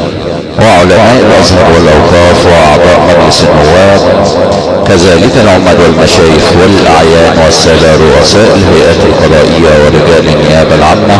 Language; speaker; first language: Arabic; native; Arabic